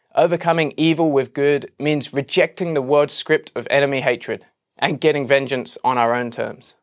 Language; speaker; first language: English; native; English